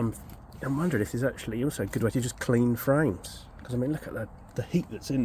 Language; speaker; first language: English; native; English